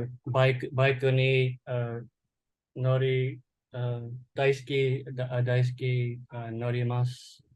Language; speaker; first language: Japanese; non-native, learner; English